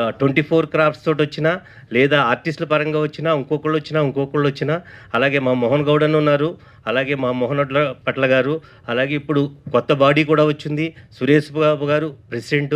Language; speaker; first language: Telugu; native; Telugu